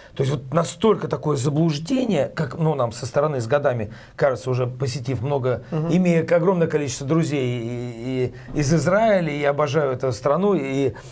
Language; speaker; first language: Russian; native; Russian